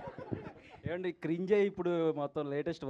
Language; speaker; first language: Telugu; native; Telugu